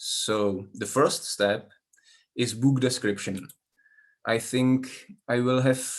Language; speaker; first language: English; non-native, learner; Czech